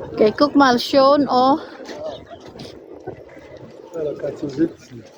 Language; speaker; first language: German; non-native, learner; Cebuano